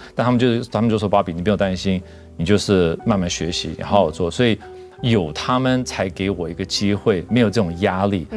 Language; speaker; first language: Chinese; non-native, fluent; English